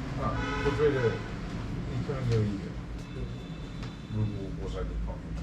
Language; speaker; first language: Chinese; non-native, learner; English